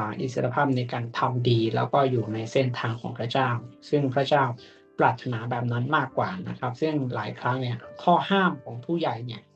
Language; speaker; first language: Thai; native; Thai